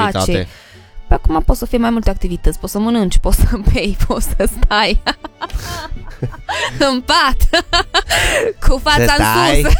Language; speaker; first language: Romanian; native; Romanian